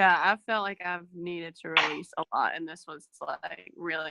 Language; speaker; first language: English; native; English